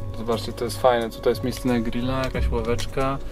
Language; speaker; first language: Polish; native; Polish